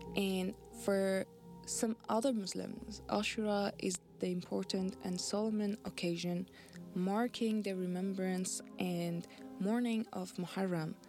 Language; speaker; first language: English; non-native, fluent; Persian